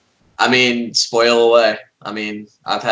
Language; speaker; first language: English; native; English